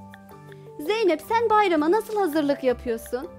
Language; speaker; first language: Turkish; native; Turkish